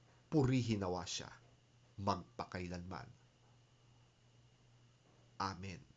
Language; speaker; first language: Filipino; native; Filipino